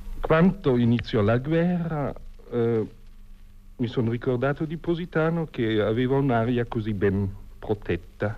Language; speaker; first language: Italian; non-native, fluent; German